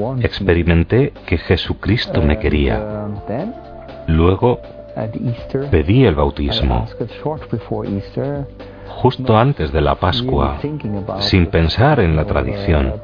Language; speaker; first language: Spanish; non-native, fluent; German